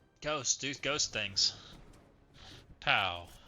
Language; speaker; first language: English; native; English